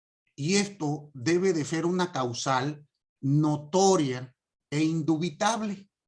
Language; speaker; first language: Spanish; native; Spanish